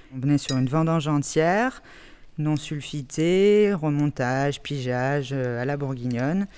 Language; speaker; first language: French; native; French